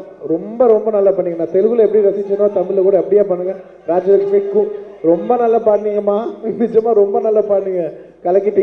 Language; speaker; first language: Tamil; non-native, local second language; Telugu